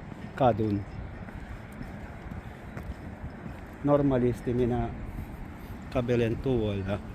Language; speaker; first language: Finnish; non-native, learner; Filipino